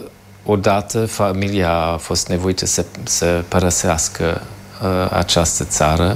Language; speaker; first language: Romanian; non-native, fluent; German